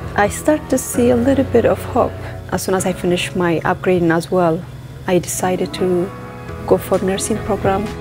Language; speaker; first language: English; non-native, fluent; Tigrinya